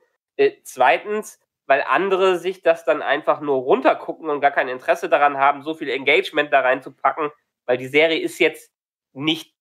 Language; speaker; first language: German; native; German